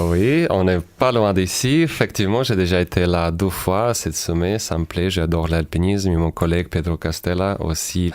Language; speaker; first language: French; non-native, fluent; Ukrainian